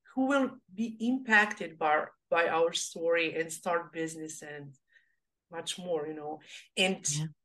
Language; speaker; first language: English; non-native, learner; Serbian